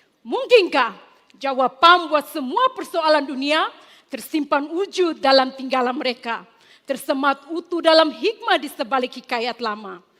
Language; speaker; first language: Malay; non-native, fluent; Tetum